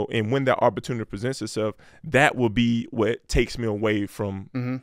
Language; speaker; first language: English; native; English